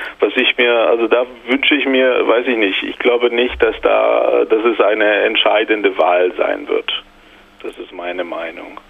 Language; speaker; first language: German; non-native, fluent; Italian